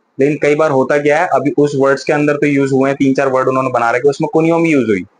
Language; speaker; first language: Hindi; native; Hindi